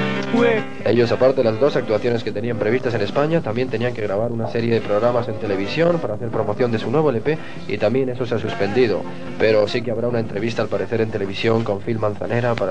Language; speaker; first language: Spanish; native; Spanish